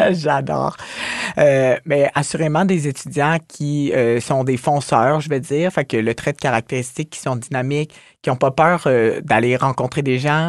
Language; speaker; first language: French; native; French